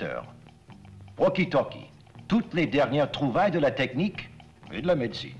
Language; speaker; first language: French; non-native, fluent; English